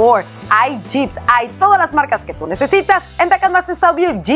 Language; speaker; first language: Spanish; native; Spanish